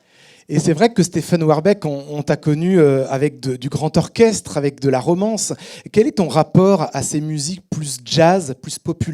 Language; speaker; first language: French; native; French